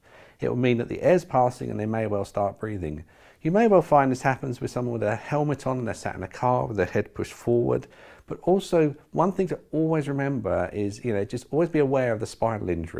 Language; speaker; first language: English; native; English